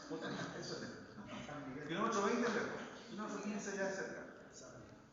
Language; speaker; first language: Spanish; native; Spanish